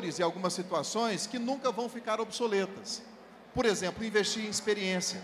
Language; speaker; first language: Portuguese; native; Portuguese